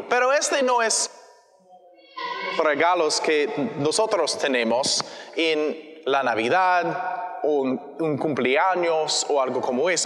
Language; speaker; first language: Spanish; non-native, learner; English